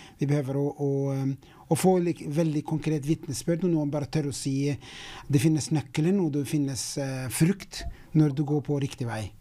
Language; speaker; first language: Norwegian; non-native, fluent; English